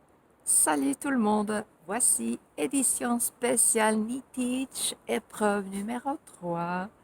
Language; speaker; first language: French; non-native, fluent; Finnish